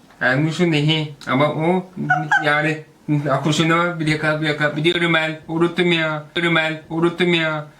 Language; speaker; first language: Turkish; non-native, learner; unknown